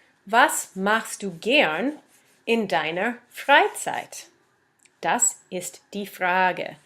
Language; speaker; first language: German; non-native, fluent; English